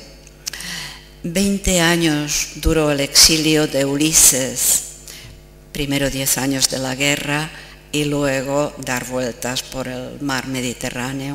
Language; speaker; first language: Spanish; non-native, fluent; Czech